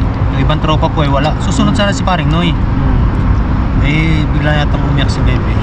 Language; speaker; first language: Filipino; native; Filipino